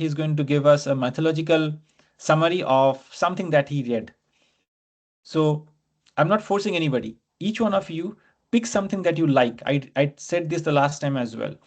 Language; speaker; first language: English; non-native, local second language; Bangla